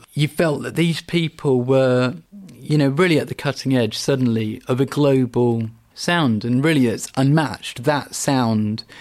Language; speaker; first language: English; native; English